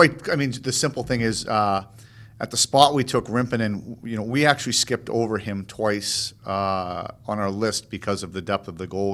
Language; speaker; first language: English; native; English